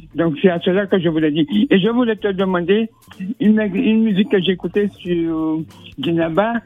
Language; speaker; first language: French; native; French